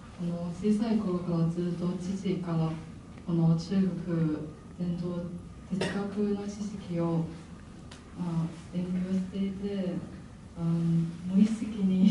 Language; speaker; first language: Japanese; non-native, fluent; Chinese